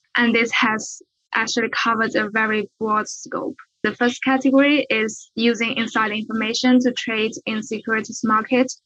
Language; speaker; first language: English; non-native, fluent; Chinese